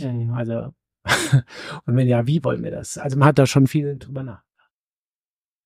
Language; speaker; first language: German; native; German